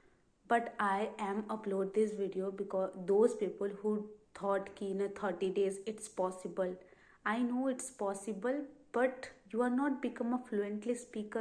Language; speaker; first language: English; non-native, learner; Hindi